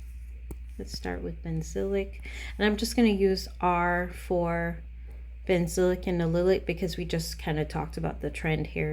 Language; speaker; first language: English; native; English